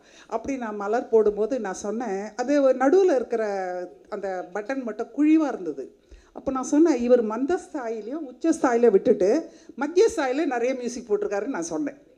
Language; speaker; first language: Tamil; native; Tamil